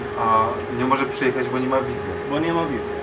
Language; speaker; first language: Polish; non-native, learner; Arabic